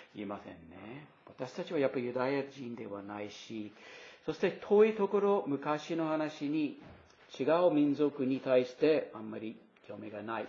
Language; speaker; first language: Japanese; non-native, fluent; English